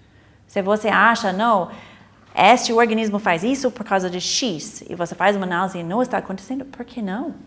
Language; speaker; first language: Portuguese; non-native, fluent; English